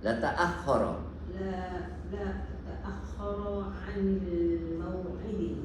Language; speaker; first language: Arabic; non-native, learner; Malay